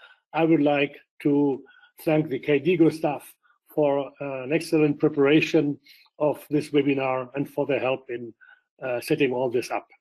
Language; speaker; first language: English; non-native, fluent; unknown